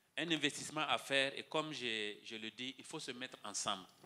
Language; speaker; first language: French; non-native, local second language; Mossi